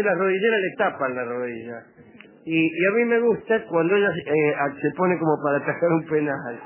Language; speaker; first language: Spanish; native; Spanish